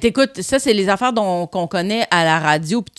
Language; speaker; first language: French; native; French